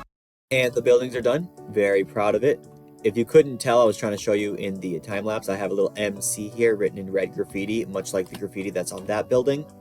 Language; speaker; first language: English; native; English